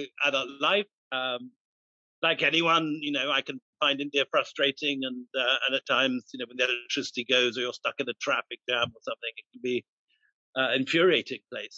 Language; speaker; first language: English; native; English